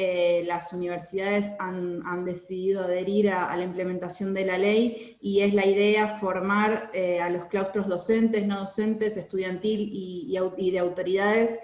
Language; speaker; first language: Spanish; native; Spanish